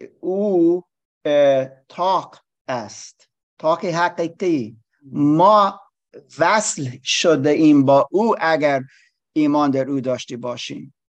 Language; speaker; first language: Persian; non-native, learner; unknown